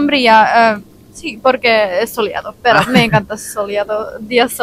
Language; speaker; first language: Spanish; non-native, learner; Finnish